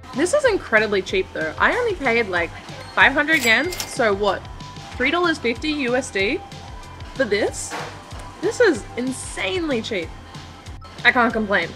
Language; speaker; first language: English; native; English